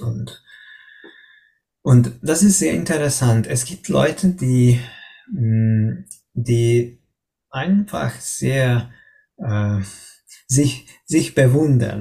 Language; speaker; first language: German; non-native, learner; Hungarian